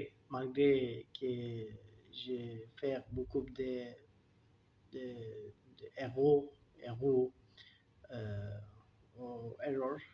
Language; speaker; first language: French; non-native, learner; Turkish